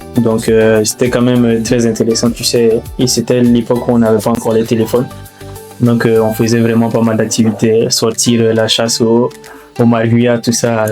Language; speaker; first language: French; non-native, local second language; Fula